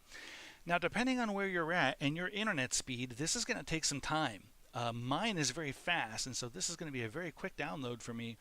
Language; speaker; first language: English; native; English